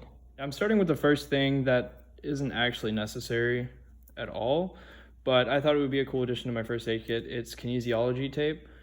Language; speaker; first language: English; native; English